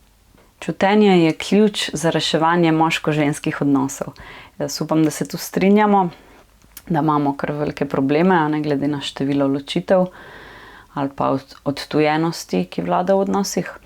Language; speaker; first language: Slovenian; native; Slovenian